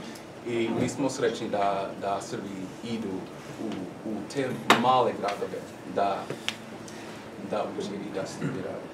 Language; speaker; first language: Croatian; non-native, learner; English